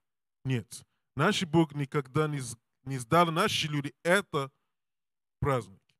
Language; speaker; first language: Russian; non-native, learner; English